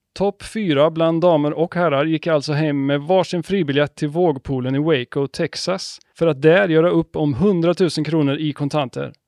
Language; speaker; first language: Swedish; native; Swedish